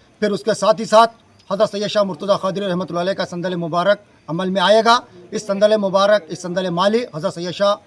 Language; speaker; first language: Urdu; native; Urdu